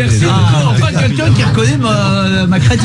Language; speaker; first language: French; native; French